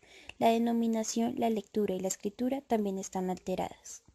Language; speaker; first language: Spanish; native; Spanish